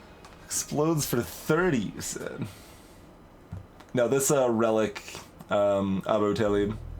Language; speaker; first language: English; native; English